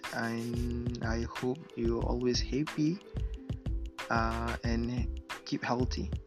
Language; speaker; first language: English; non-native, local second language; Malay